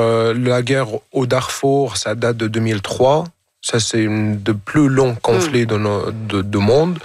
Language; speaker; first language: French; non-native, fluent; Arabic